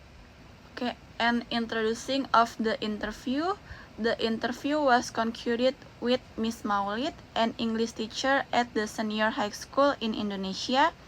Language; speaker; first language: English; non-native, learner; Indonesian